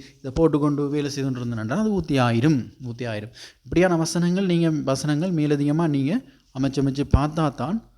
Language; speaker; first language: Tamil; native; Tamil